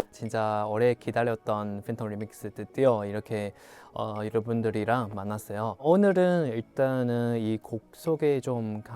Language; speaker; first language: Korean; non-native, fluent; Chinese